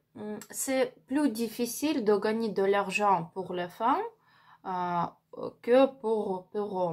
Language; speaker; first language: French; non-native, learner; Ukrainian